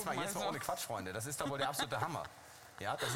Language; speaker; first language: German; native; German